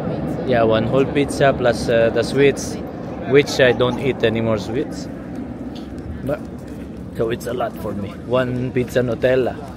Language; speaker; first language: English; non-native, local second language; Filipino